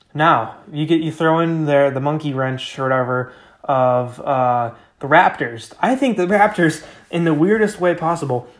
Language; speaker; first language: English; native; English